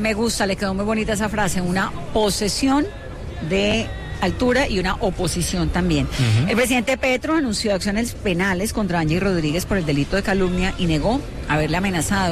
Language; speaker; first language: Spanish; native; Spanish